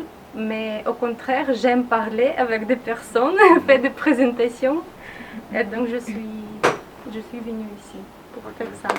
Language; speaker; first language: French; non-native, learner; Russian